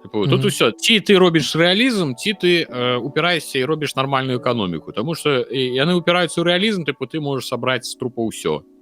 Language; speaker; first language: Belarusian; non-native, local second language; Russian